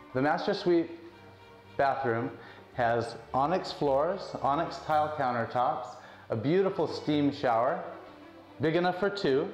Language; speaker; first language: English; native; English